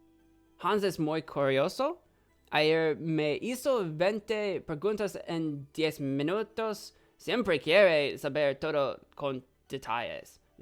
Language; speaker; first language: Spanish; non-native, learner; English